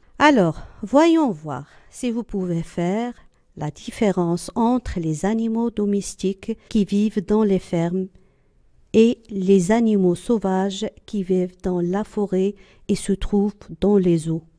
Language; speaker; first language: French; non-native, local second language; Arabic